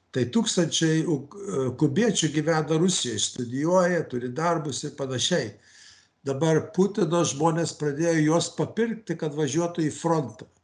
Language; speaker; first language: Lithuanian; early bilingual, heritage; Lithuanian